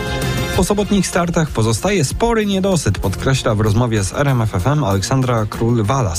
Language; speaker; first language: Polish; native; Polish